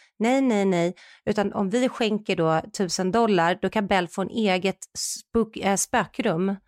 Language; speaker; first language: Swedish; native; Swedish